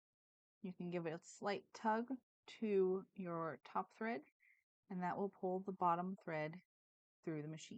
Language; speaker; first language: English; native; English